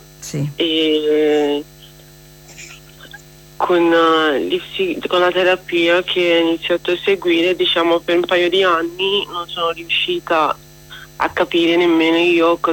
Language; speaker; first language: Italian; non-native, fluent; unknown